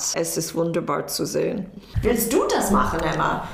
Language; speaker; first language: German; non-native, fluent; English